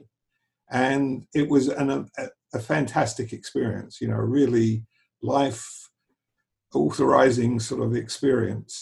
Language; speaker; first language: English; native; English